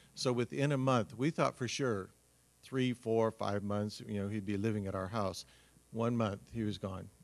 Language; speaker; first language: English; native; English